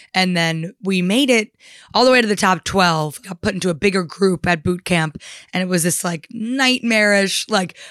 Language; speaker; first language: English; native; English